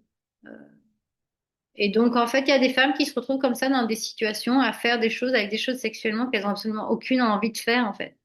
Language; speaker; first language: French; native; French